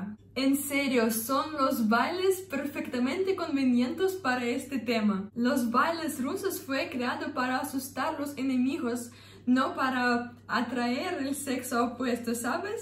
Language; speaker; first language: Spanish; non-native, fluent; Russian